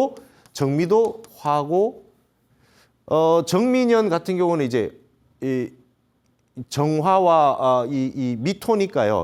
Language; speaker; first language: Korean; native; Korean